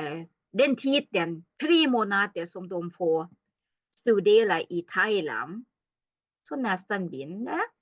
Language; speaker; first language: Swedish; non-native, learner; Thai